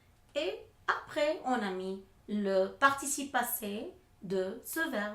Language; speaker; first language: French; non-native, fluent; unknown